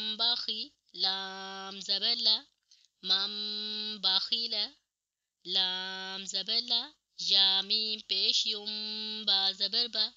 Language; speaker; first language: Urdu; native; Urdu